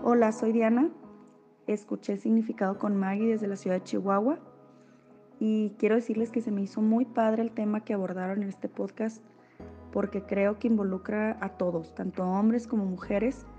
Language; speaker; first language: Spanish; native; Spanish